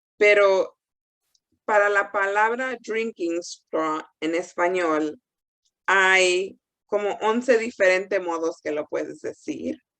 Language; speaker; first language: Spanish; early bilingual, heritage; Spanish